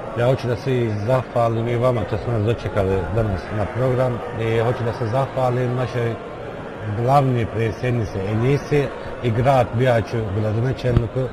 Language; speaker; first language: Bosnian; early bilingual, heritage; Bosnian